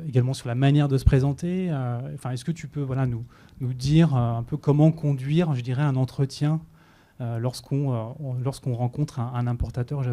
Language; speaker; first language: French; native; French